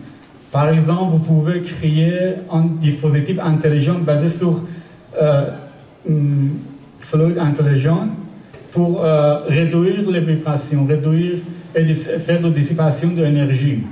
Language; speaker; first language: French; non-native, learner; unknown